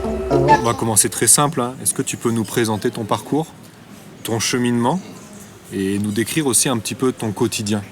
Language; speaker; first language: French; native; French